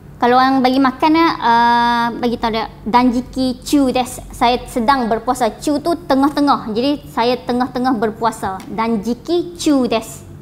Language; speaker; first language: Malay; native; Malay